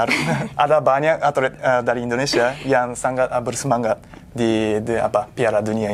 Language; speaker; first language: Indonesian; non-native, fluent; Japanese